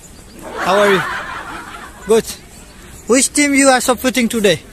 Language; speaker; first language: English; non-native, local second language; Nepali